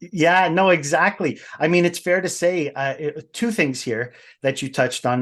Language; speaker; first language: English; native; English